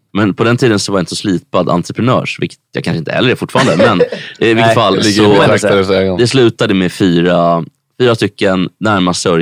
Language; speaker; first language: Swedish; native; Swedish